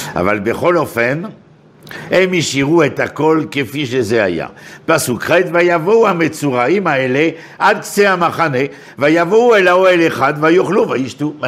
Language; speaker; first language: Hebrew; non-native, fluent; French